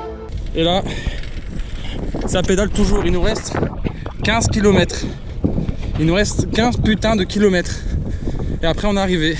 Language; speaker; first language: French; native; French